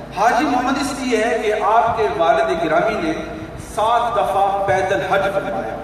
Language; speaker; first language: Urdu; early bilingual, heritage; English